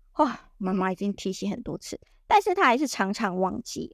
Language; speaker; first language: Chinese; native; Chinese